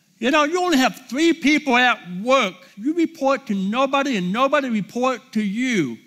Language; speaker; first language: English; native; English